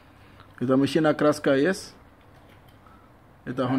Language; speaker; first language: Russian; non-native, learner; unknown